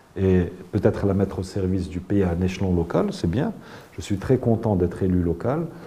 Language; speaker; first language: French; non-native, local second language; Arabic